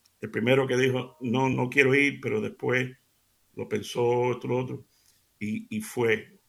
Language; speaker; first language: Spanish; native; Spanish